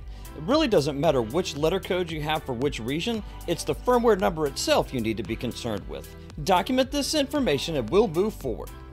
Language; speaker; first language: English; native; English